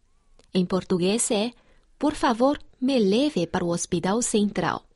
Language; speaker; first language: Portuguese; non-native, fluent; Chinese